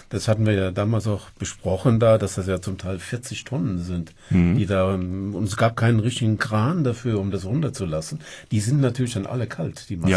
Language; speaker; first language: German; native; German